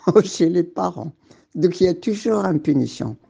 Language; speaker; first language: French; non-native, local second language; Arabic